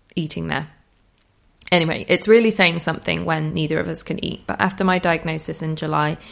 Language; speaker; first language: English; native; English